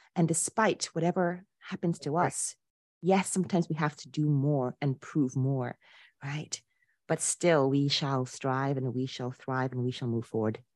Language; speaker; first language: English; non-native, local second language; Akan